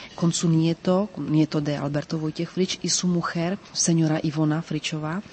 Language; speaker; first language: Spanish; non-native, fluent; Czech